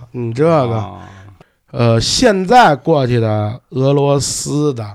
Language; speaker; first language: Chinese; native; Chinese